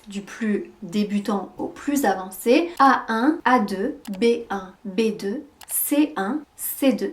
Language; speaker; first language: French; native; French